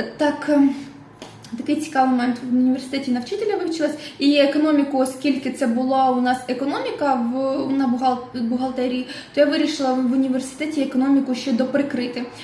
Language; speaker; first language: Ukrainian; non-native, local second language; Russian